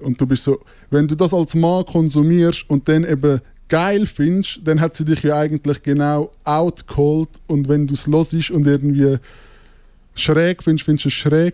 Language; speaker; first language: German; native; German